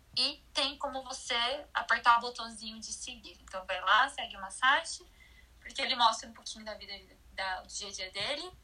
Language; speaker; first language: Portuguese; native; Portuguese